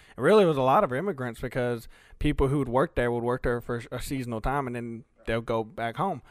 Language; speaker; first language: English; early bilingual, other home language; Spanish